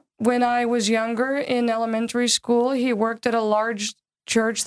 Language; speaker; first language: English; native; English